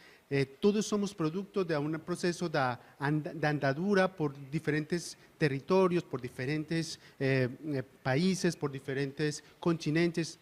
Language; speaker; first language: Portuguese; non-native, learner; Spanish